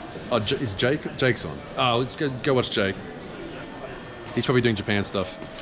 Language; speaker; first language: English; native; English